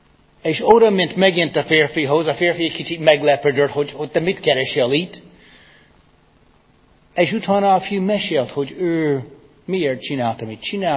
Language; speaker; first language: Hungarian; non-native, fluent; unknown